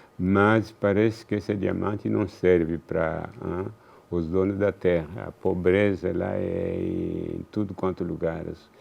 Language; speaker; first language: Portuguese; non-native, fluent; Luba-Lulua